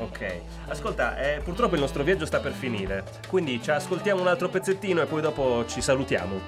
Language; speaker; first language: Italian; native; Italian